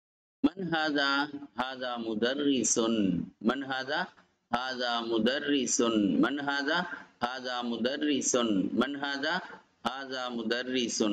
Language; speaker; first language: Arabic; non-native, fluent; Tamil